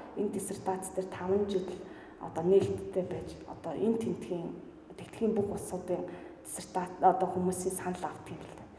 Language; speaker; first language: Mongolian; native; Mongolian